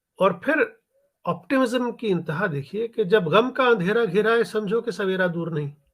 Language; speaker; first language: Hindi; native; Hindi